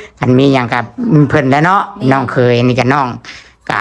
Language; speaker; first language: Thai; non-native, local second language; Lao